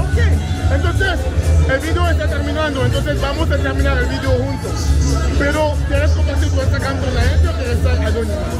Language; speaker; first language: Spanish; non-native, learner; English